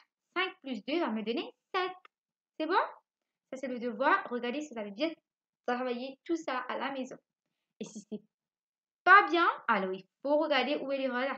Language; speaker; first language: French; non-native, local second language; Morisyen